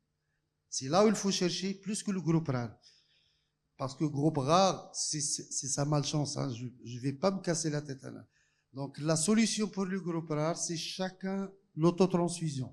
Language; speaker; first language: French; non-native, local second language; Arabic